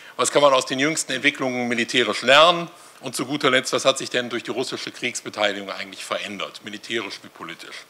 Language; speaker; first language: German; native; German